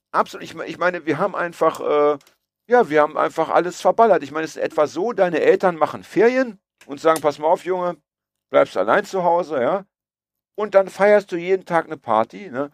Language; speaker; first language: German; early bilingual, other home language; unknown